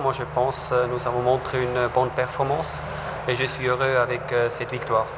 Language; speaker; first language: French; non-native, fluent; German